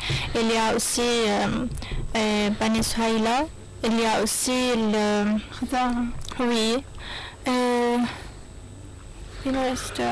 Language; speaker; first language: French; non-native, learner; Arabic